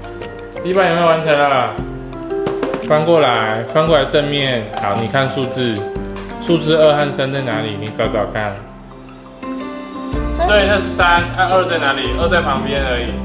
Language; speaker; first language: Chinese; native; Chinese